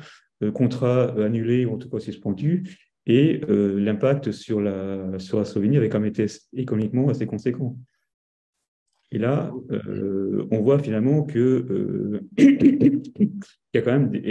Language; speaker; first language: French; native; French